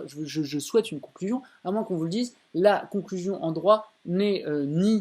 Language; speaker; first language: French; native; French